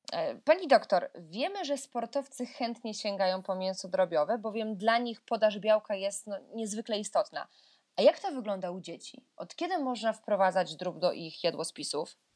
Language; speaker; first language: Polish; native; Polish